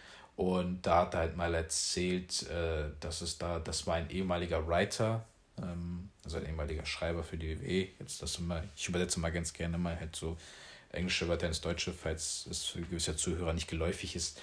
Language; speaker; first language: German; native; German